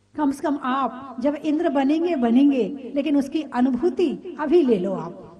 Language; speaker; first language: Hindi; native; Hindi